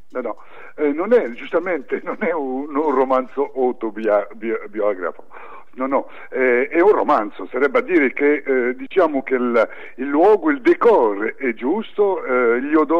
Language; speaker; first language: Italian; early bilingual, heritage; French